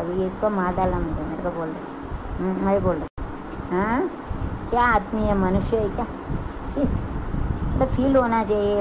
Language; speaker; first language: Hindi; non-native, local second language; Tamil